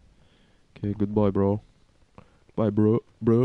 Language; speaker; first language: English; non-native, learner; Ukrainian